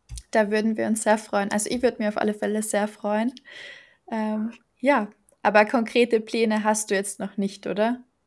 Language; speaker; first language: German; native; German